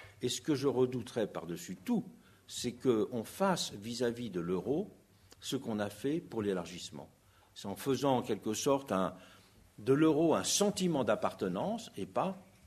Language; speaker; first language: French; native; French